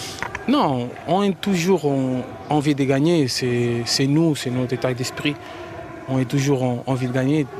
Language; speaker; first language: French; non-native, fluent; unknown